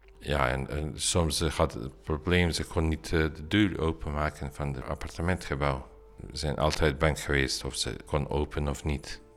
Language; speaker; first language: Dutch; non-native, learner; Bosnian